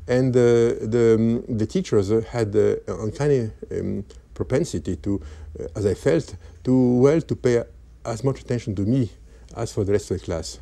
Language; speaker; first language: English; non-native, fluent; Polish